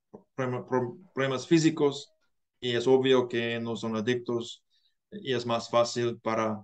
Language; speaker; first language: Spanish; non-native, learner; English